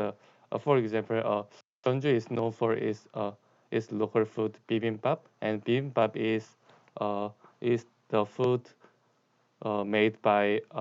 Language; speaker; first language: English; non-native, learner; Korean